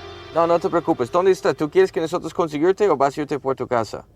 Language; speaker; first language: Spanish; non-native, learner; English